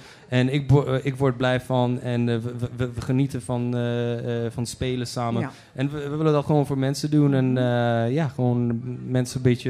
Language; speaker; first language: Dutch; non-native, fluent; Polish